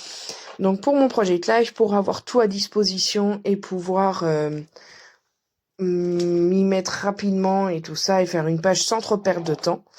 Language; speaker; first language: French; native; French